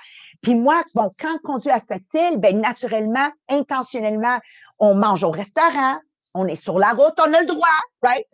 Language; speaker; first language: French; early bilingual, other home language; Italian